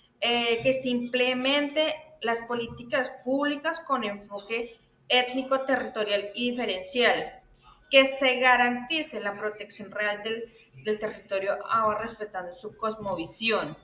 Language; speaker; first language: Spanish; native; Spanish